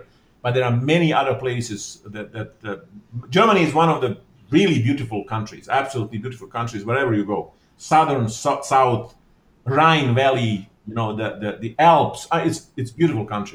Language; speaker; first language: English; non-native, fluent; Bosnian